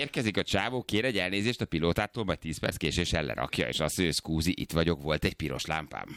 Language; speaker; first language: Hungarian; native; Hungarian